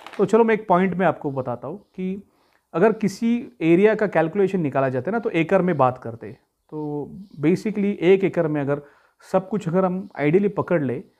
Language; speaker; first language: Hindi; non-native, local second language; Marathi